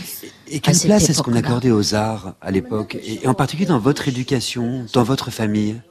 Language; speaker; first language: French; native; French